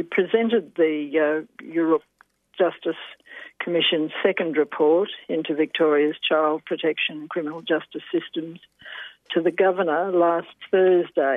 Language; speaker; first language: English; native; English